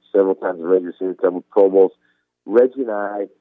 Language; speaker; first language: English; non-native, fluent; Turkish